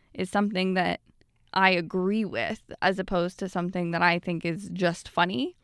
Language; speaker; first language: English; native; English